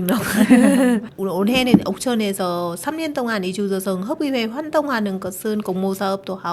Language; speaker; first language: Korean; non-native, learner; Vietnamese